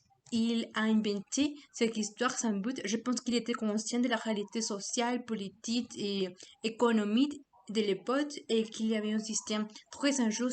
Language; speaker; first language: French; non-native, learner; Spanish